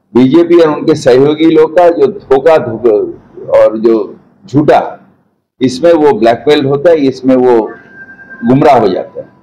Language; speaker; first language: Hindi; non-native, local second language; Bangla